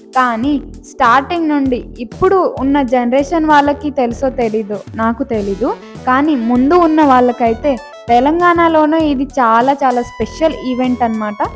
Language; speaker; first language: Telugu; non-native, local second language; Lambadi